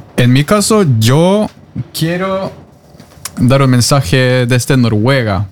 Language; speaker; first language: Spanish; non-native, fluent; Norwegian